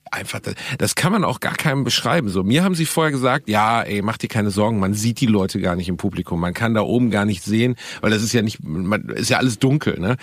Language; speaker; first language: German; early bilingual, other home language; Turkish